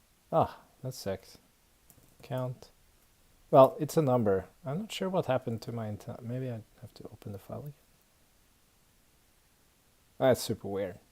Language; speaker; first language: English; non-native, fluent; Swedish